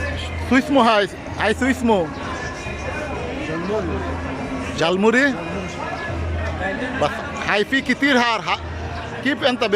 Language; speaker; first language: Arabic; non-native, learner; Bangla